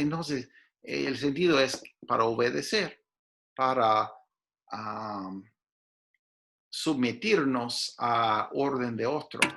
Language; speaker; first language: Spanish; non-native, fluent; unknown